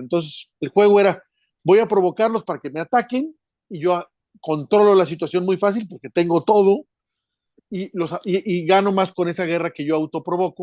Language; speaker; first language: Spanish; native; Spanish